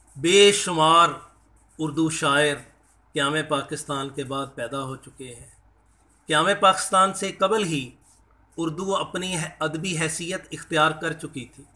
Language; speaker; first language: Urdu; non-native, local second language; Punjabi